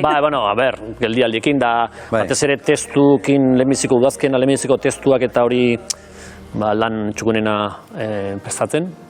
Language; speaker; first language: Basque; native; Basque